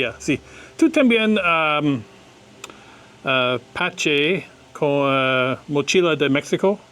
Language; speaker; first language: Spanish; non-native, learner; English